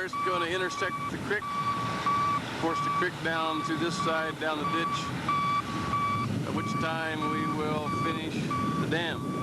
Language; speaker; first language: English; native; English